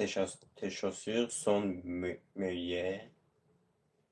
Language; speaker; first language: French; non-native, learner; Azerbaijani